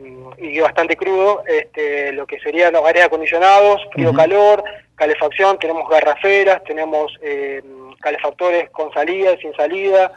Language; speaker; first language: Spanish; native; Spanish